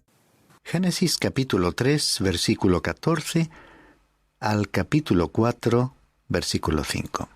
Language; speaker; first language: Spanish; native; Spanish